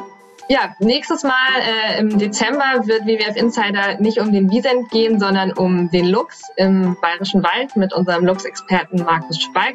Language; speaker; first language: German; native; German